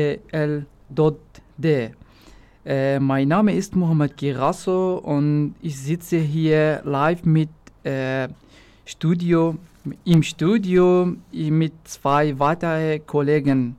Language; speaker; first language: German; non-native, local second language; Arabic